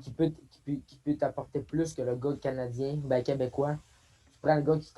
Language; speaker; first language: French; native; French